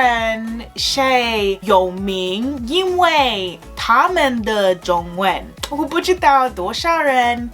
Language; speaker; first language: Chinese; non-native, learner; English